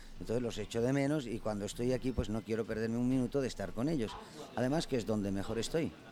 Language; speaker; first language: Spanish; non-native, local second language; Catalan